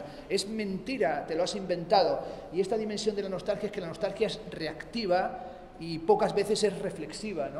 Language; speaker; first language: Spanish; native; Spanish